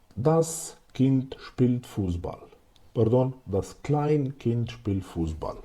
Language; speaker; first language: German; non-native, fluent; Macedonian